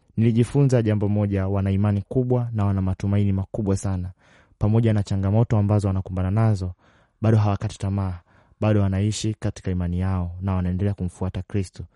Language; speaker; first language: Swahili; native; Swahili